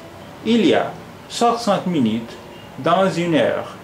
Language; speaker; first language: French; non-native, fluent; Urdu